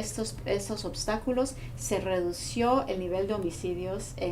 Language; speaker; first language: Spanish; non-native, fluent; English